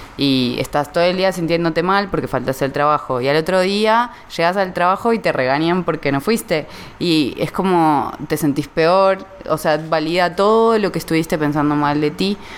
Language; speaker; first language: Spanish; native; Spanish